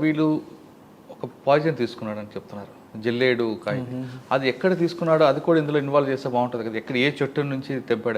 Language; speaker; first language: Telugu; native; Telugu